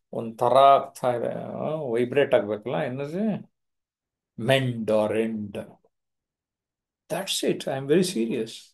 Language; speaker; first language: Kannada; native; Kannada